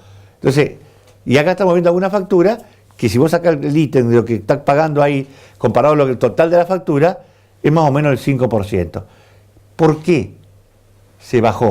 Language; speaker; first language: Spanish; native; Spanish